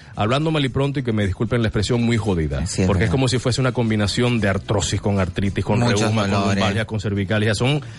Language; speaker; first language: Spanish; native; Spanish